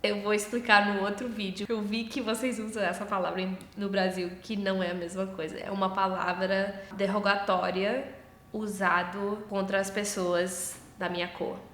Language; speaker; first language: Portuguese; early bilingual, heritage; Portuguese